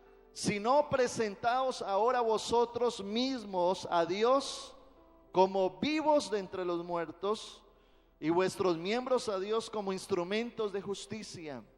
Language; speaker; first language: Spanish; native; Spanish